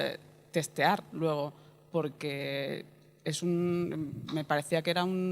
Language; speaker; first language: Spanish; native; Spanish